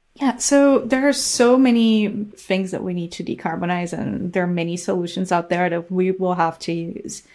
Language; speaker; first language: English; non-native, fluent; Portuguese